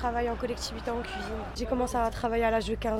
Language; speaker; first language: French; native; French